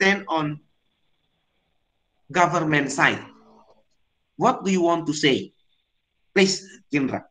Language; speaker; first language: English; non-native, learner; Indonesian